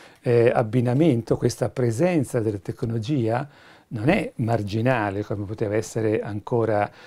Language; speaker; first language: Italian; native; Italian